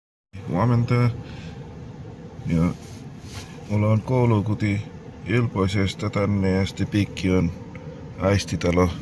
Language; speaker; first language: Finnish; non-native, local second language; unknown